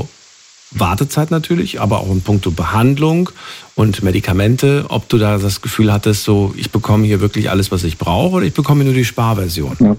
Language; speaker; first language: German; native; German